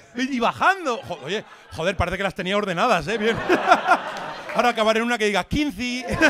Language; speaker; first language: Spanish; native; Spanish